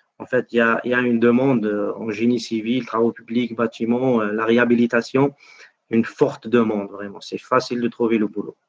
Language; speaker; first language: French; non-native, local second language; Arabic